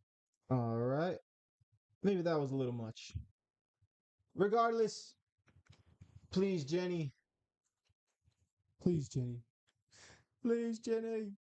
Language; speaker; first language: English; native; English